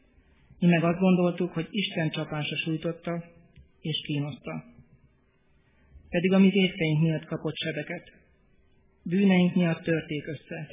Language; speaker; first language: Hungarian; native; Hungarian